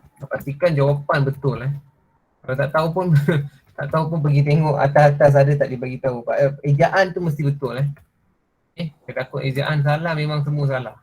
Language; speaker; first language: Malay; non-native, local second language; Tamil